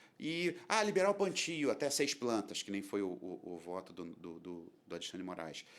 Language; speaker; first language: Portuguese; native; Portuguese